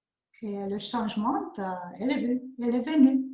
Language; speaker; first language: French; non-native, learner; Hungarian